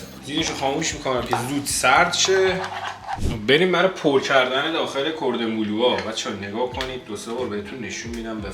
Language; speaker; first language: Persian; native; Persian